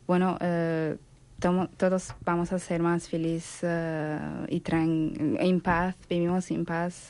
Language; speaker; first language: Spanish; non-native, learner; Arabic